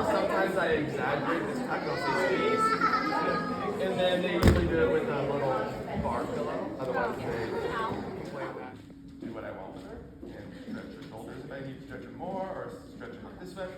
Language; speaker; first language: English; native; English